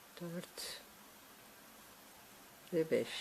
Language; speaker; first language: Turkish; native; Turkish